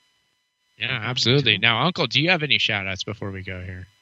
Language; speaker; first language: English; native; English